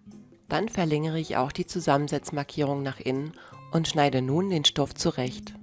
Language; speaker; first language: German; native; German